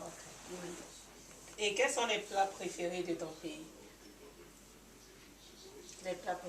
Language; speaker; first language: French; non-native, learner; English